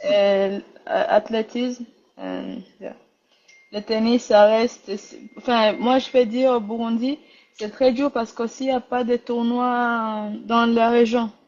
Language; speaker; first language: French; non-native, learner; Rundi